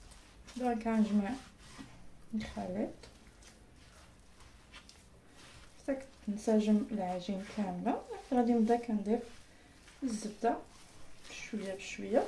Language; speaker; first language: Arabic; native; Arabic